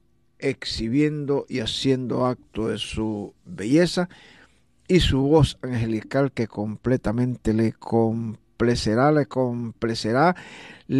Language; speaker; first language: Spanish; native; Spanish